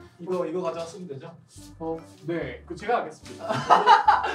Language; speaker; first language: Korean; native; Korean